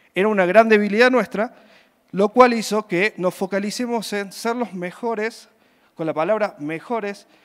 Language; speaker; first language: Spanish; native; Spanish